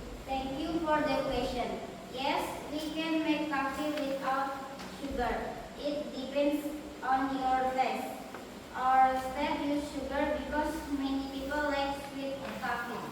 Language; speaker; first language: English; non-native, learner; Indonesian